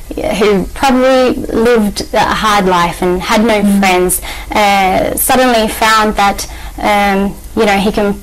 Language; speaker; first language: English; native; English